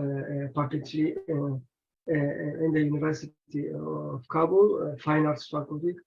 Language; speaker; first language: English; non-native, learner; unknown